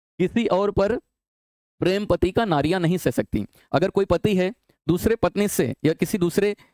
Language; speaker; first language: Hindi; native; Hindi